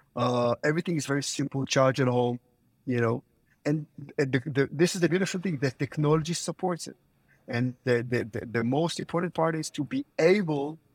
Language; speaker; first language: English; non-native, fluent; Hebrew